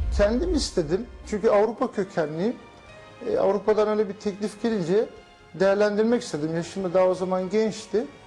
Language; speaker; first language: Turkish; early bilingual, heritage; Turkish